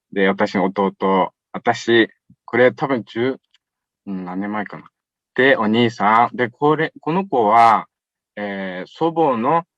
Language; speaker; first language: Japanese; non-native, fluent; Uyghur